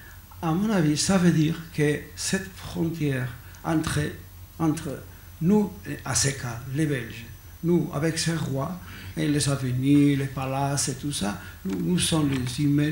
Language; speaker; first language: French; non-native, learner; Basque